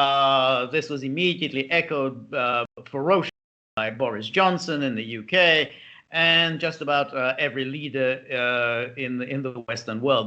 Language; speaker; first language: English; native; English